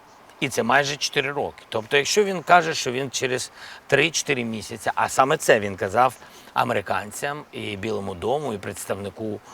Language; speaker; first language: Ukrainian; non-native, local second language; Russian